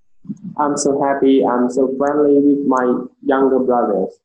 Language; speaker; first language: English; non-native, learner; Vietnamese